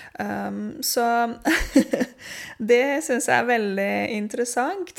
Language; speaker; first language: Norwegian; non-native, fluent; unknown